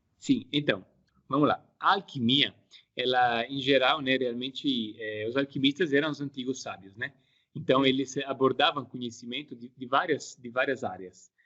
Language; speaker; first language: Portuguese; non-native, fluent; Italian